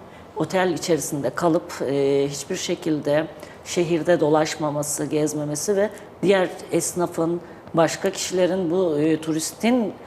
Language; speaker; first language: Turkish; native; Turkish